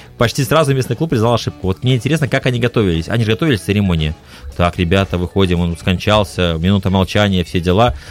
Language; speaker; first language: Russian; native; Russian